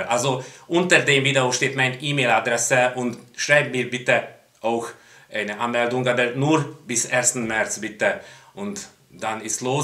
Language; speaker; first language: German; non-native, fluent; Hungarian